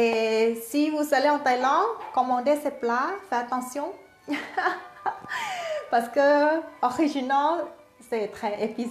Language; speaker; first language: French; non-native, learner; Thai